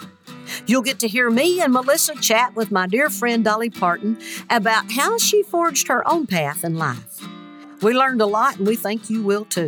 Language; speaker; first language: English; native; English